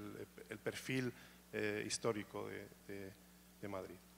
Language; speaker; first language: Spanish; native; Spanish